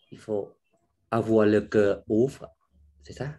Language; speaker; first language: French; non-native, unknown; Thai